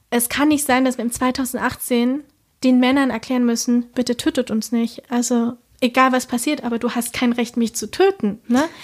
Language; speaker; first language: German; early bilingual, other home language; Spanish